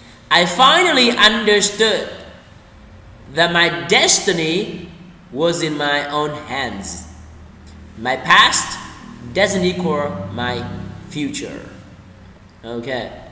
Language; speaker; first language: English; non-native, fluent; Vietnamese